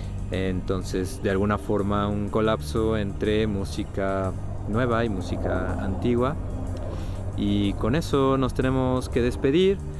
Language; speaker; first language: Spanish; native; Spanish